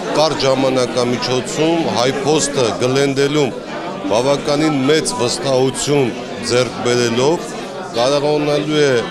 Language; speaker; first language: Armenian; native; Armenian